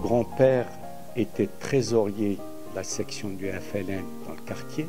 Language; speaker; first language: French; non-native, local second language; Arabic